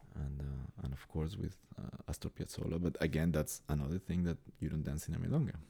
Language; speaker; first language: English; non-native, fluent; Spanish